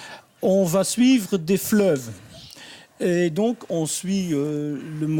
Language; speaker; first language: French; non-native, fluent; Dutch